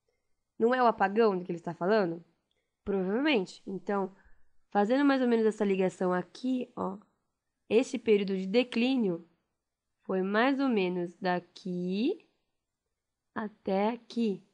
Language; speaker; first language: Portuguese; native; Portuguese